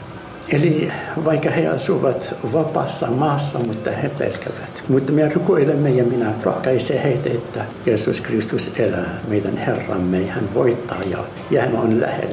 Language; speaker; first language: Finnish; non-native, learner; Arabic